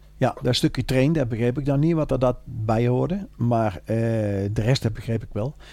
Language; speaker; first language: Dutch; native; Dutch